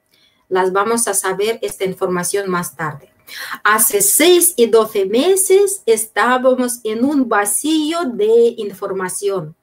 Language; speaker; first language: Spanish; non-native, fluent; Russian